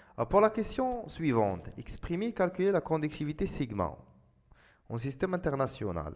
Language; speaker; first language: French; non-native, local second language; Arabic